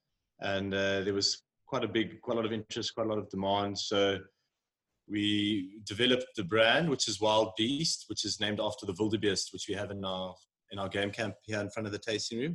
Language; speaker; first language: English; native; English